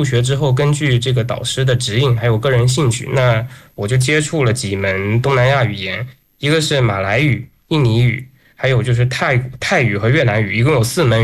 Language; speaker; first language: Chinese; native; Chinese